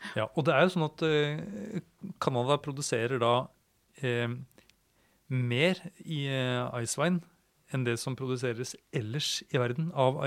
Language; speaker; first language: Norwegian; native; Norwegian